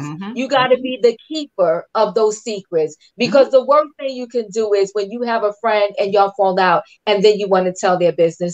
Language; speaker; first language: English; native; English